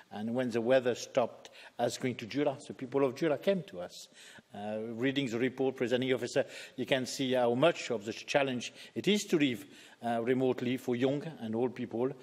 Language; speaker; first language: English; native; English